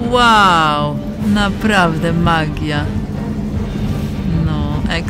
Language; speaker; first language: Polish; native; Polish